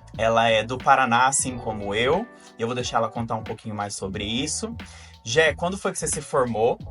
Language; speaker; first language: Portuguese; native; Portuguese